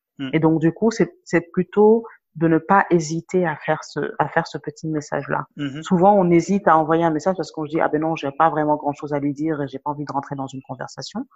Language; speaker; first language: French; non-native, local second language; Wolof